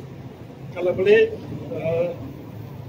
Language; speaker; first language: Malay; non-native, local second language; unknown